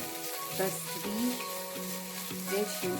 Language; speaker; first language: German; non-native, learner; Urdu